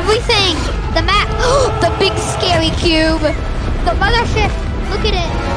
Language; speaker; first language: English; native; English